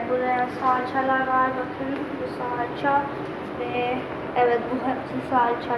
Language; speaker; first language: Turkish; non-native, learner; Urdu